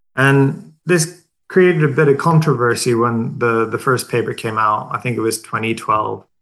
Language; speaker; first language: English; non-native, fluent; Swedish